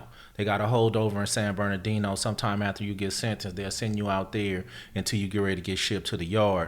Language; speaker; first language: English; native; English